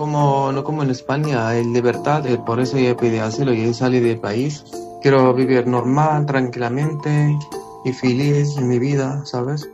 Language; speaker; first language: Spanish; non-native, learner; Arabic